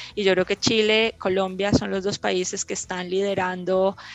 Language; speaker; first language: Spanish; native; Spanish